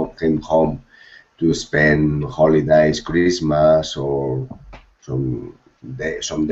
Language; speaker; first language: English; non-native, learner; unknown